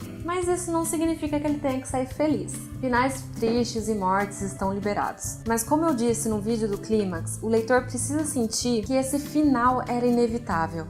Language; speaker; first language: Portuguese; native; Portuguese